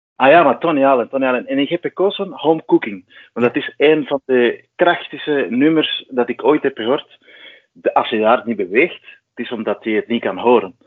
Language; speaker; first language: Dutch; non-native, fluent; Spanish